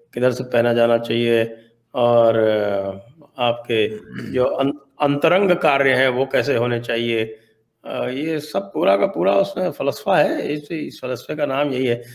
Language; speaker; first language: Hindi; native; Hindi